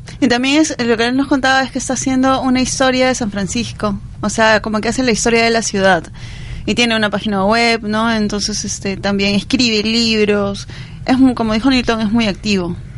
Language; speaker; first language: Spanish; native; Spanish